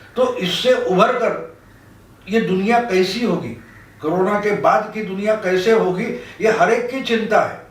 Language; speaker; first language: Hindi; non-native, local second language; Marathi